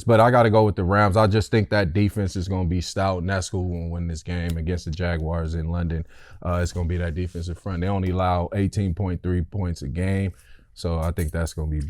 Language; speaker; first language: English; native; English